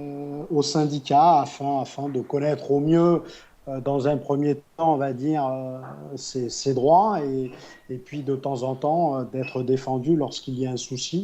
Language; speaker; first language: French; native; French